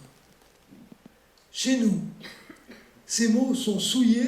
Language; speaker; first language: French; native; French